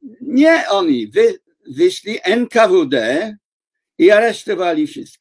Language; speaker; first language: Polish; non-native, fluent; English